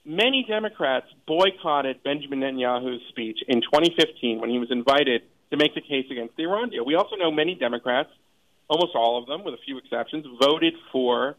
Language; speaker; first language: English; native; English